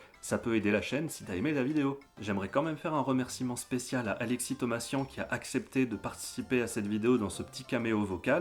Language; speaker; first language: French; native; French